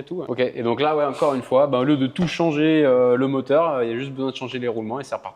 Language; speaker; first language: French; native; French